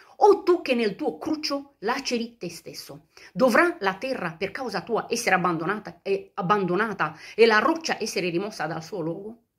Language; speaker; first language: Italian; non-native, fluent; Romanian